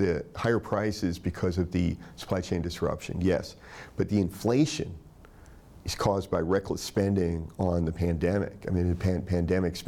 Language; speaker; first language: English; native; English